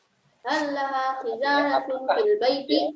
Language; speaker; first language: Arabic; non-native, learner; Indonesian